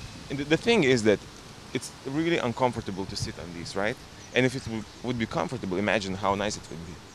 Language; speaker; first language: English; non-native, fluent; Lithuanian